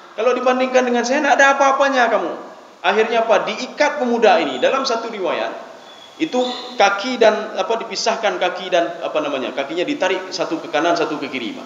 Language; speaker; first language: Malay; non-native, local second language; Achinese